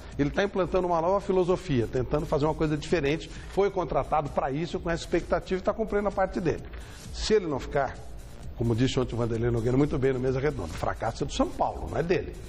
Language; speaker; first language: Portuguese; native; Portuguese